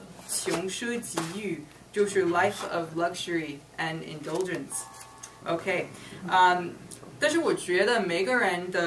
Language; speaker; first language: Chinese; non-native, fluent; English